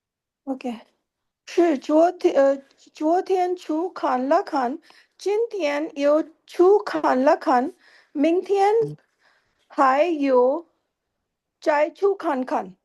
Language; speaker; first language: Chinese; non-native, learner; Hindi